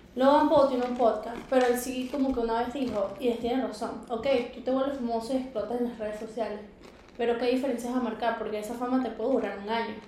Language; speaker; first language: Spanish; early bilingual, heritage; Spanish